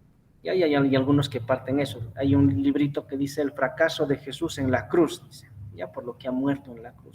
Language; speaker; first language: Spanish; native; Spanish